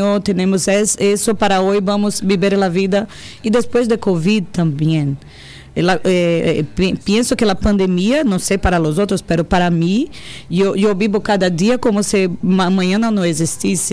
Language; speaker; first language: Spanish; non-native, learner; Portuguese